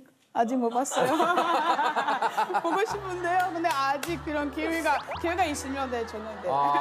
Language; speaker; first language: Korean; non-native, learner; French